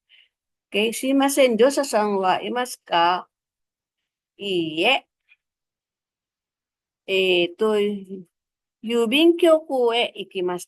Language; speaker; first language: Japanese; non-native, fluent; Filipino